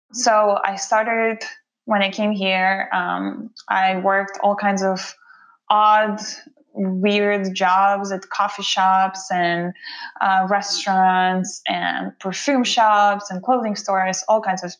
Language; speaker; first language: English; non-native, fluent; Russian